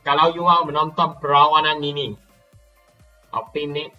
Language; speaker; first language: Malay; non-native, local second language; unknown